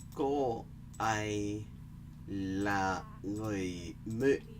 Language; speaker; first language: Vietnamese; non-native, learner; English